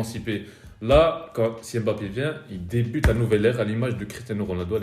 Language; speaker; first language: French; native; French